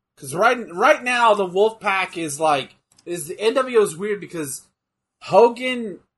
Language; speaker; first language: English; native; English